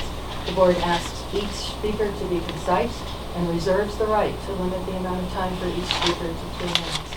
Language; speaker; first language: English; native; English